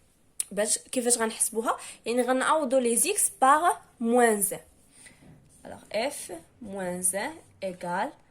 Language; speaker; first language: Arabic; native; Arabic